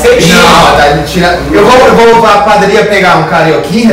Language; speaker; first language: Portuguese; non-native, fluent; English